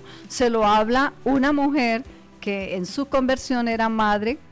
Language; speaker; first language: Spanish; native; Spanish